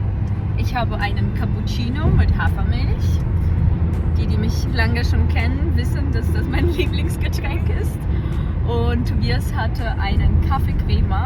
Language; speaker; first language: German; non-native, fluent; Russian